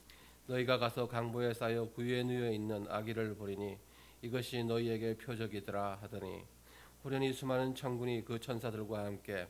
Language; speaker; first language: Korean; native; Korean